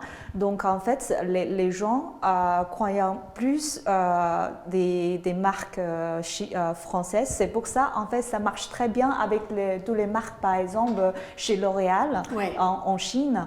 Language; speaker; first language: French; non-native, fluent; Chinese